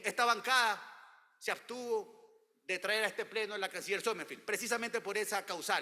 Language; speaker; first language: Spanish; native; Spanish